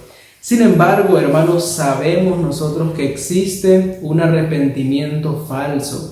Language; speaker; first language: Spanish; native; Spanish